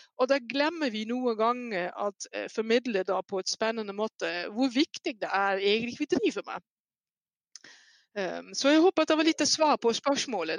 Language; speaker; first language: Norwegian; non-native, fluent; Dutch